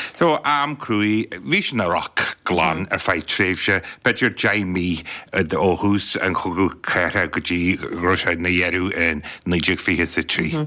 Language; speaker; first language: Irish; native; Irish